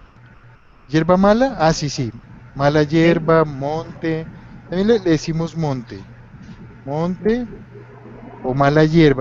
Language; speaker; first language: Spanish; native; Spanish